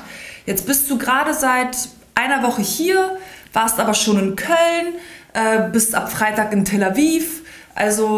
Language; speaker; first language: German; early bilingual, other home language; Serbian